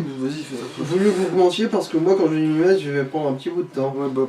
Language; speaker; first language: French; native; French